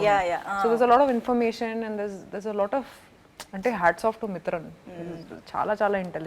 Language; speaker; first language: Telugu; non-native, fluent; Hindi